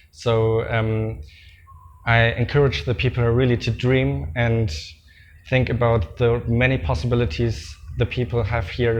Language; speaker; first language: English; non-native, fluent; German